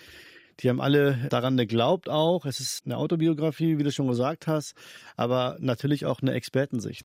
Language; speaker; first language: German; early bilingual, other home language; Albanian